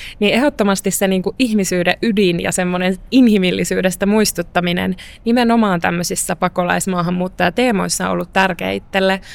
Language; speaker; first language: Finnish; early bilingual, other home language; Arabic